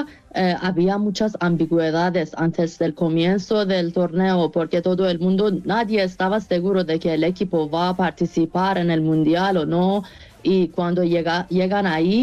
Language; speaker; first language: Spanish; non-native, fluent; Persian